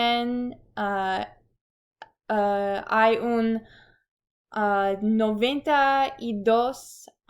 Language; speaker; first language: Spanish; non-native, learner; English